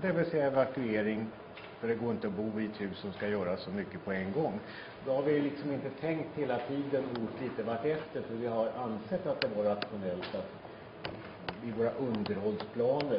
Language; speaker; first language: Swedish; native; Swedish